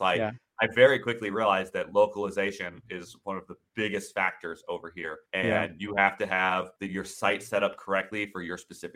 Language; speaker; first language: English; native; English